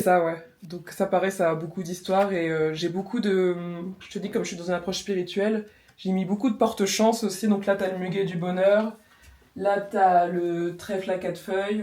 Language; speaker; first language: French; native; French